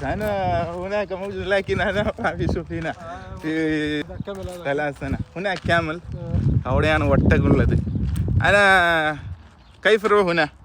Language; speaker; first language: Arabic; non-native, learner; Malayalam